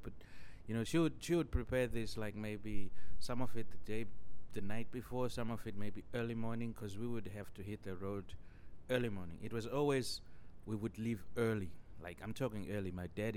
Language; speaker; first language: English; non-native, local second language; Shona